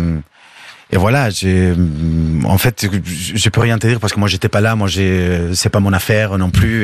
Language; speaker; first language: French; non-native, fluent; Spanish